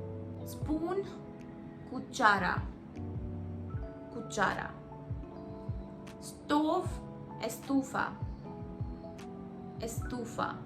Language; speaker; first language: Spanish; non-native, fluent; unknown